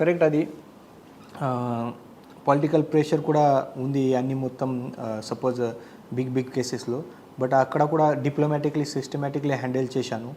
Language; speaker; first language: Telugu; non-native, learner; Marathi